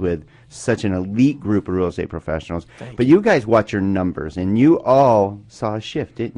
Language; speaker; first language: English; native; English